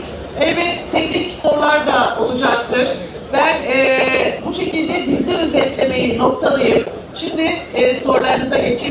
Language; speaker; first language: Turkish; native; Turkish